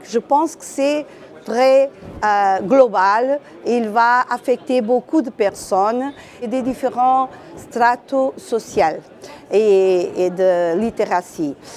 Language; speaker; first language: French; non-native, fluent; Portuguese